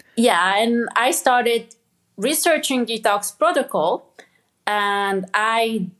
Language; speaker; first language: English; non-native, fluent; Arabic